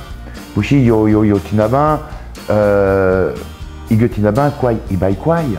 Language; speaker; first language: Chinese; non-native, learner; French